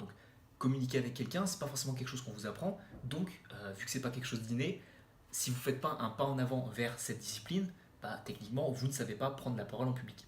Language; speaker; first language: French; native; French